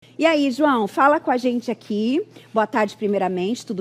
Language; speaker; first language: Portuguese; native; Portuguese